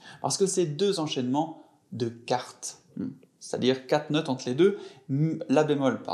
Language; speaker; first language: French; native; French